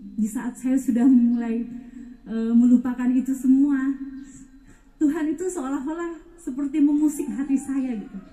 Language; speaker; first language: Indonesian; non-native, local second language; Batak Toba